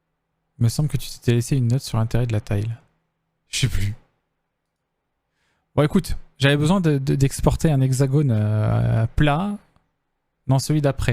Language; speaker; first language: French; native; French